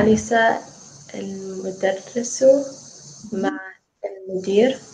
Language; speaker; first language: Arabic; non-native, learner; English